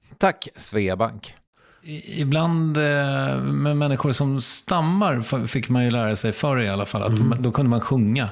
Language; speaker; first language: Swedish; native; Swedish